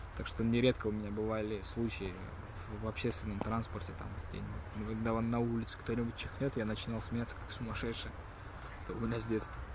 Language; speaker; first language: Russian; early bilingual, heritage; Russian